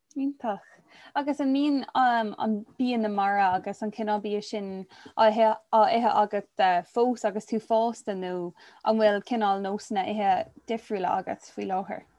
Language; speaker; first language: Irish; non-native, local second language; English